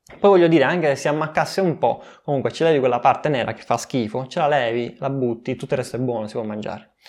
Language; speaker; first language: Italian; native; Italian